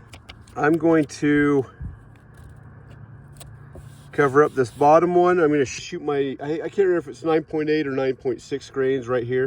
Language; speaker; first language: English; native; English